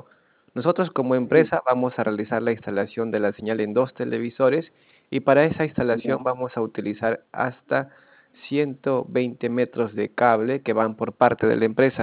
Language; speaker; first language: Spanish; native; Spanish